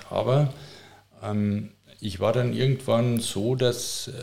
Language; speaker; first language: German; native; German